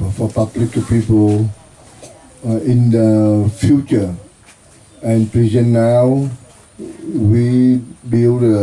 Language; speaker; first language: English; non-native, learner; Vietnamese